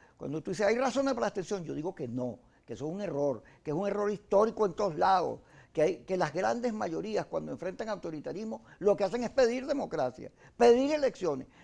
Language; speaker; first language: Spanish; native; Spanish